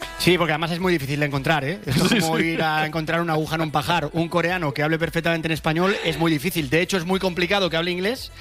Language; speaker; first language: Spanish; native; Spanish